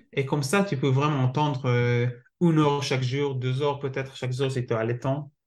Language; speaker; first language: French; non-native, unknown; Hebrew